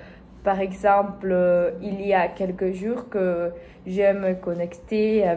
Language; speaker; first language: French; non-native, learner; Spanish